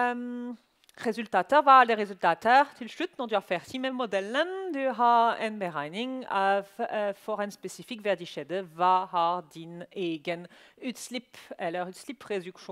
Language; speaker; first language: Norwegian; non-native, learner; French